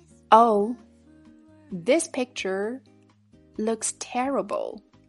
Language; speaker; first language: English; non-native, fluent; Chinese